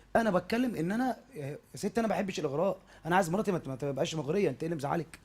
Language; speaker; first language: Egyptian Arabic; native; Egyptian Arabic